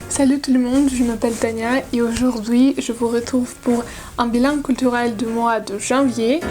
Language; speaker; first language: French; non-native, learner; Russian